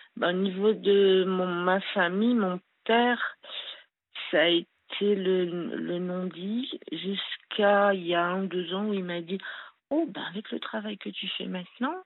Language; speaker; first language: French; native; French